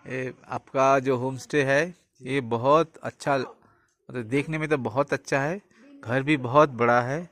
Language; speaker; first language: Hindi; non-native, local second language; Bangla